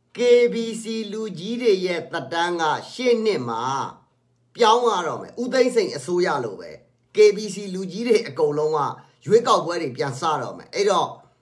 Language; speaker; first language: Burmese; non-native, local second language; Kachin